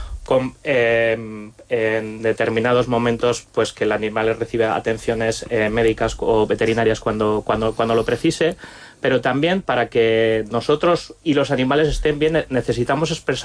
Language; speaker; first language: Spanish; native; Spanish